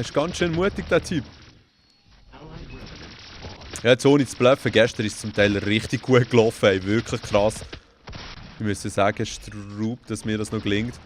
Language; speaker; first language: German; native; German